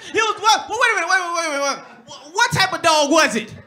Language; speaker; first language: English; native; English